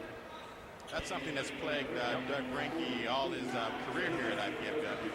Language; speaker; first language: English; native; English